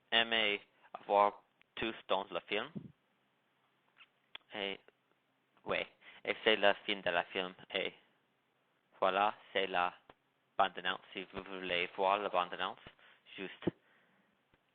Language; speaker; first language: French; non-native, learner; English